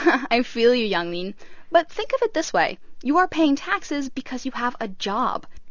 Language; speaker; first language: English; native; English